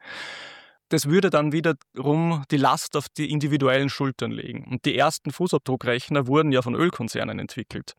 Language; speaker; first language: German; native; German